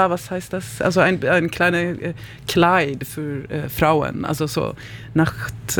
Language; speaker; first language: German; non-native, learner; Swedish